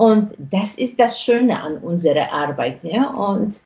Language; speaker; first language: German; non-native, fluent; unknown